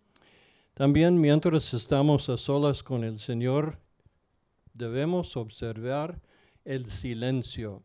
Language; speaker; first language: Spanish; non-native, fluent; English